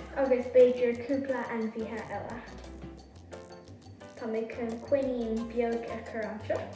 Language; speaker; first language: Irish; non-native, local second language; English